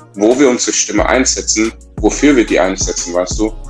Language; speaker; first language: German; native; German